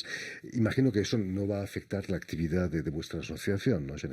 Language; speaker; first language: Spanish; native; Spanish